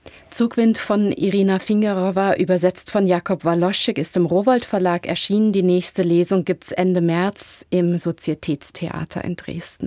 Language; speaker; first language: German; native; German